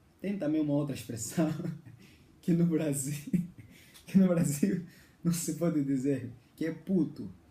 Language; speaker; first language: Portuguese; native; Portuguese